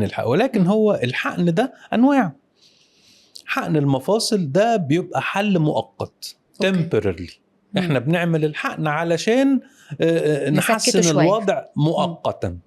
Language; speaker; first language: Arabic; native; Arabic